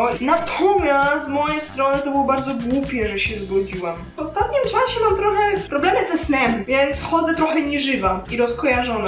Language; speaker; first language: Polish; native; Polish